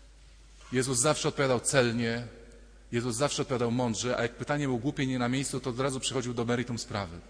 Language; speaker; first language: Polish; native; Polish